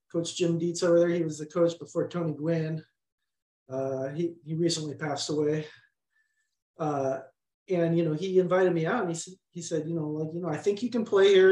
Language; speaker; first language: English; native; English